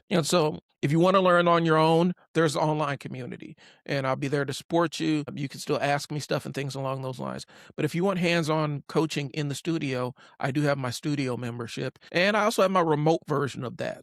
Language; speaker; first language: English; native; English